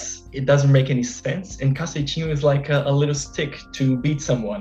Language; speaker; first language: English; non-native, fluent; Portuguese